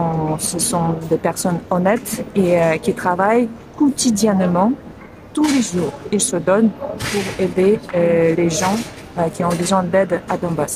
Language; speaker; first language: French; non-native, fluent; Russian